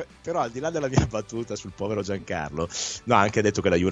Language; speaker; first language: Italian; native; Italian